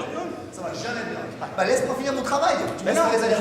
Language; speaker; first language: French; native; French